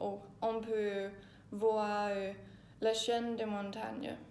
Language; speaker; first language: French; non-native, learner; Danish